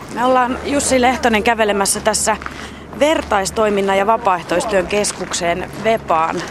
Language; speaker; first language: Finnish; native; Finnish